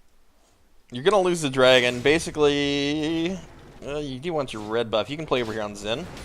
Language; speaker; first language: English; native; English